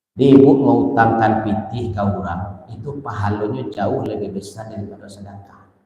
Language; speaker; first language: Malay; non-native, local second language; Minangkabau